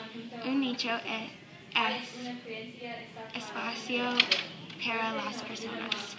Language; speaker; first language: Spanish; non-native, learner; English